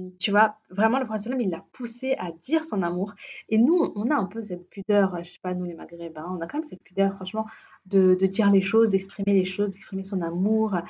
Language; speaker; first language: French; early bilingual, other home language; Arabic